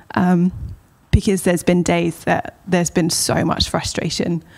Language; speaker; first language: English; native; English